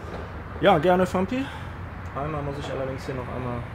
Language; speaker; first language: German; native; German